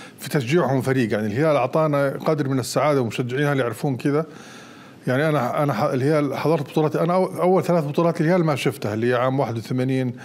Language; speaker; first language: Arabic; native; Arabic